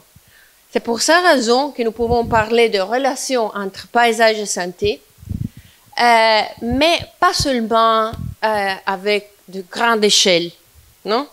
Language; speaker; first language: French; non-native, fluent; Italian